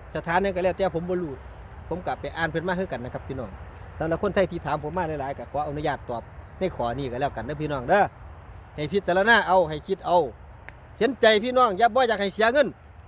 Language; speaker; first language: Thai; native; Thai